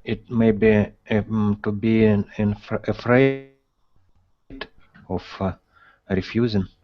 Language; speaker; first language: English; non-native, learner; Russian